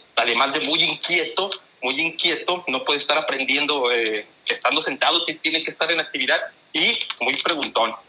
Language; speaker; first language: Spanish; native; Spanish